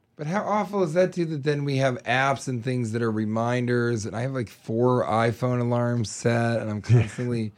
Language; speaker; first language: English; native; English